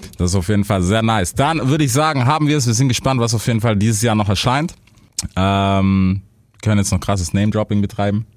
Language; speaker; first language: German; native; German